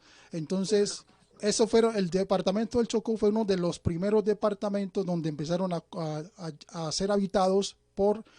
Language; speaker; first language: Spanish; native; Spanish